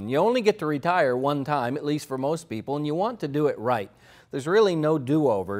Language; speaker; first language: English; native; English